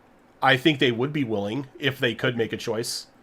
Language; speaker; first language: English; native; English